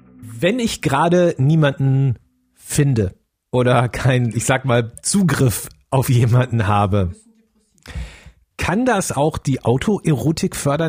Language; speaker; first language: German; native; German